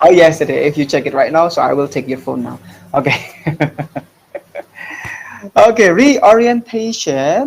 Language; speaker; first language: English; non-native, fluent; Indonesian